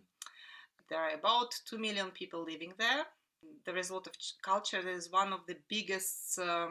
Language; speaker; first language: English; non-native, fluent; Russian